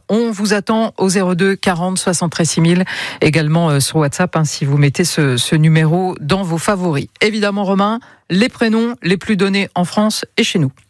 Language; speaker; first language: French; native; French